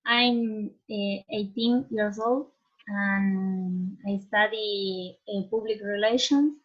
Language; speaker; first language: English; non-native, learner; Spanish